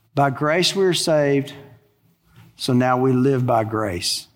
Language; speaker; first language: English; native; English